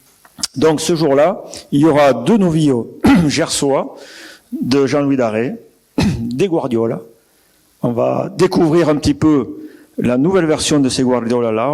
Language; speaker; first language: French; native; French